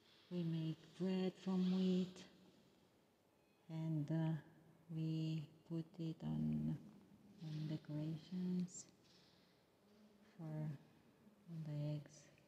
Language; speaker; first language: English; non-native, fluent; Romanian